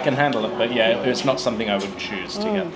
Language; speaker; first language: English; native; English